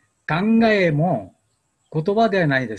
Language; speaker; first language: Japanese; non-native, learner; Bangla